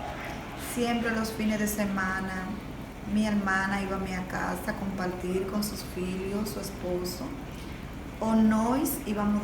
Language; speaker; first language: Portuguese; non-native, learner; Spanish